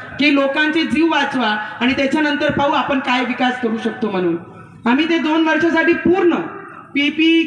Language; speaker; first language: Marathi; non-native, local second language; Hindi